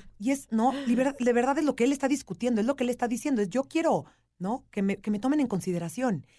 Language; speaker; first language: Spanish; native; Spanish